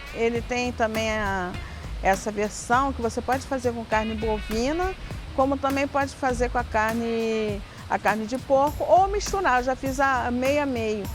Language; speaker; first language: Portuguese; native; Portuguese